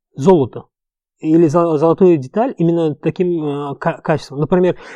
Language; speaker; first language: Russian; non-native, local second language; Uzbek